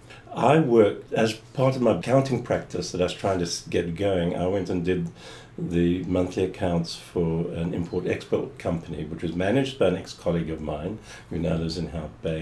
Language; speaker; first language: English; native; English